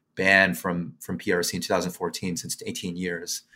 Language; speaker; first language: English; native; English